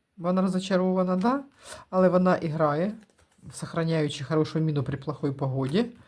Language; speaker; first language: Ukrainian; non-native, local second language; Russian